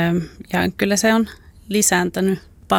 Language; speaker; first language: Finnish; non-native, local second language; Swedish